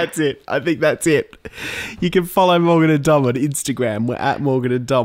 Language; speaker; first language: English; native; English